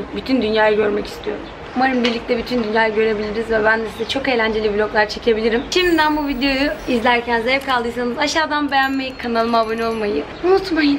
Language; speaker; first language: Turkish; native; Turkish